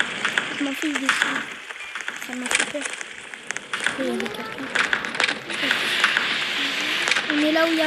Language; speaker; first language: French; native; French